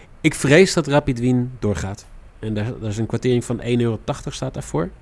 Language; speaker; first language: Dutch; native; Dutch